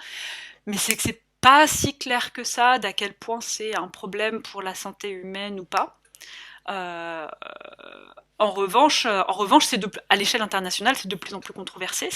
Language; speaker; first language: French; native; French